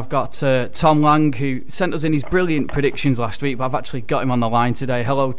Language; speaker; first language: English; native; English